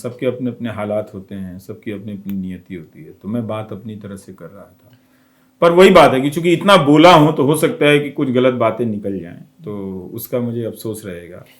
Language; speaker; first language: Hindi; non-native, local second language; Bhojpuri